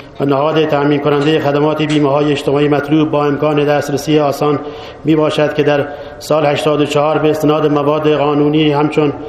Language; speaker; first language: Persian; non-native, local second language; Baluchi